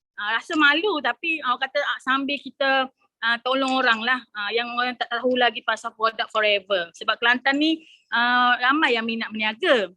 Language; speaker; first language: Malay; native; Malay